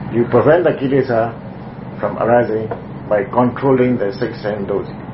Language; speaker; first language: English; non-native, fluent; Burmese